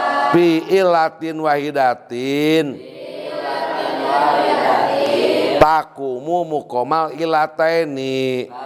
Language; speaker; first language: Arabic; non-native, fluent; Indonesian